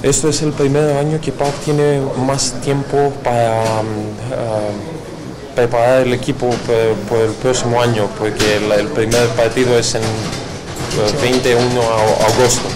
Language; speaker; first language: Spanish; non-native, learner; Greek